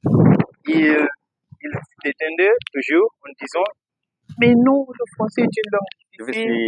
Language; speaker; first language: French; non-native, fluent; Portuguese